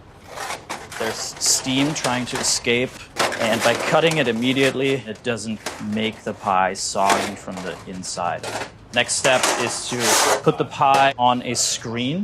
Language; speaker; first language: English; native; English